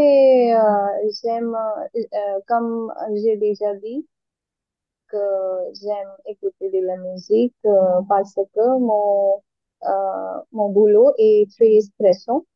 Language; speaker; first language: French; non-native, learner; Hindi